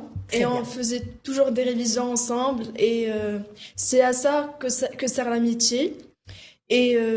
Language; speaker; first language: French; non-native, local second language; Arabic